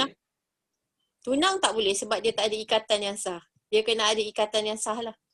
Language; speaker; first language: Malay; native; Malay